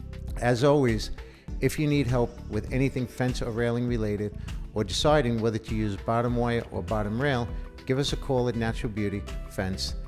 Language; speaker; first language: English; native; English